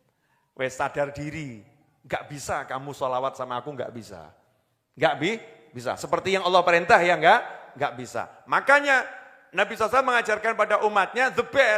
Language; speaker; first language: Indonesian; native; Indonesian